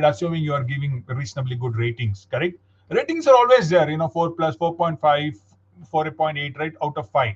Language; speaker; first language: English; non-native, local second language; Tamil